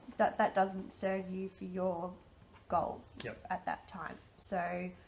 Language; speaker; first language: English; native; English